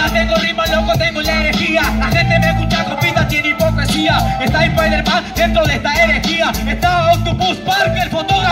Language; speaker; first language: Spanish; native; Spanish